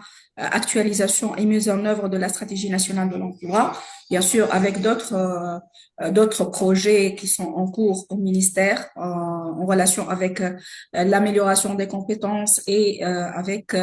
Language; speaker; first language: French; non-native, local second language; Arabic